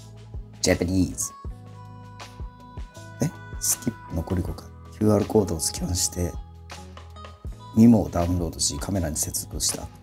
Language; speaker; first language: Japanese; native; Japanese